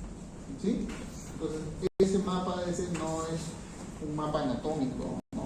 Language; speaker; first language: Spanish; native; Spanish